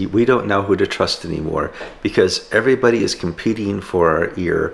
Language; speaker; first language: English; native; English